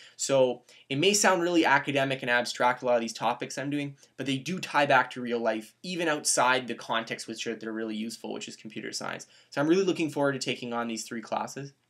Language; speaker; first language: English; native; English